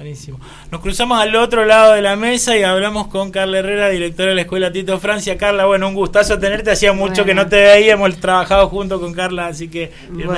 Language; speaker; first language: Spanish; native; Spanish